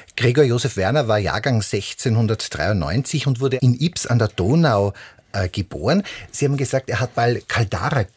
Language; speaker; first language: German; native; German